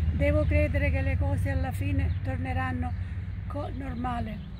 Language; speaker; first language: Italian; native; Italian